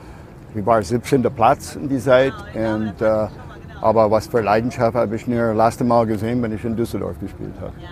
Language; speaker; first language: German; non-native, learner; English